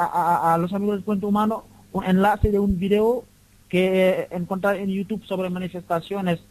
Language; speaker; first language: Spanish; non-native, learner; Wolof